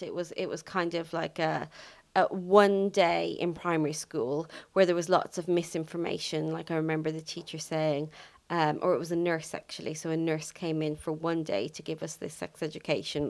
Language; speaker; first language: English; native; English